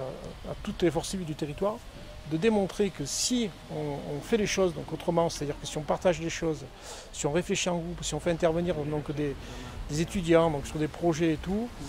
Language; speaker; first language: French; native; French